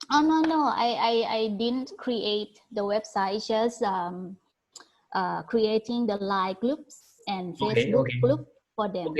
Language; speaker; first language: English; non-native, learner; Thai